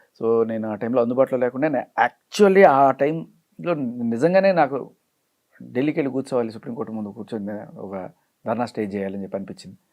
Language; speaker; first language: Telugu; native; Telugu